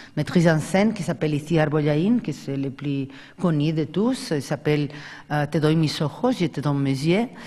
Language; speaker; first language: French; non-native, fluent; Spanish